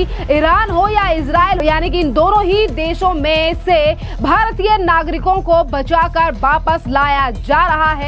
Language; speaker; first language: Hindi; native; Hindi